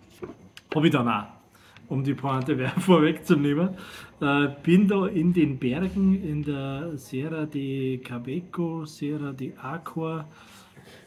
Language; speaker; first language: German; native; German